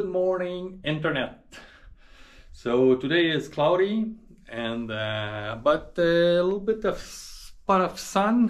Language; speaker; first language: English; non-native, learner; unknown